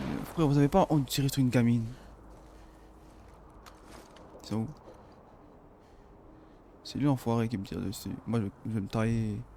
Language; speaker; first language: French; native; French